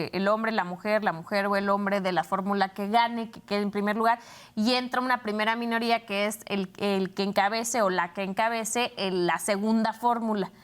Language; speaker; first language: Spanish; native; Spanish